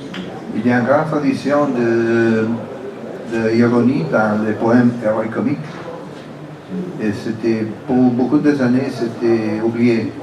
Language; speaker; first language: French; non-native, fluent; Italian